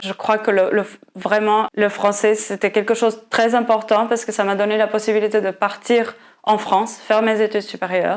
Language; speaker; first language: French; non-native, fluent; Portuguese